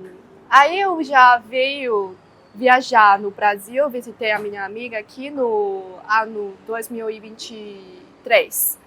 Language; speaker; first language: Portuguese; non-native, fluent; Chinese